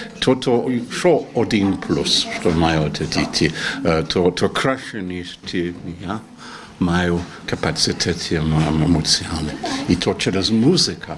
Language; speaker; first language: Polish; non-native, learner; English